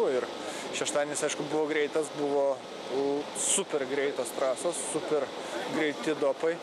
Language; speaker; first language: Lithuanian; native; Lithuanian